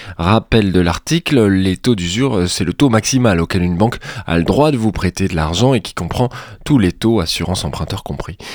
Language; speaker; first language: French; native; French